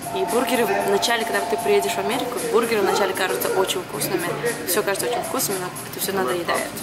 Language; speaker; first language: Russian; early bilingual, heritage; Russian